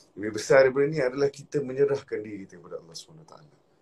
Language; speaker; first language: Malay; native; Malay